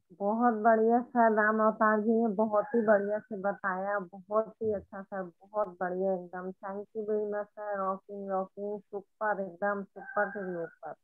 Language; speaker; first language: Hindi; native; Hindi